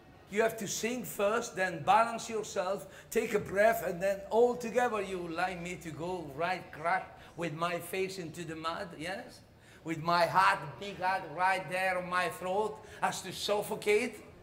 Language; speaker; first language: English; non-native, fluent; Italian